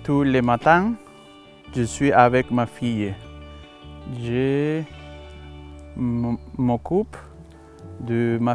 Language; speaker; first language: French; non-native, learner; Spanish